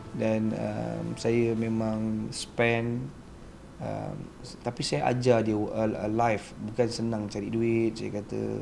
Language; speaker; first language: Malay; native; Malay